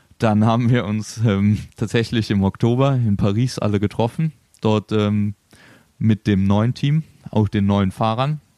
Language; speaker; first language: German; native; German